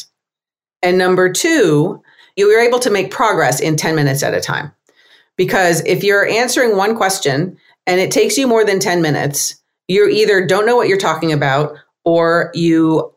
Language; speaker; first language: English; native; English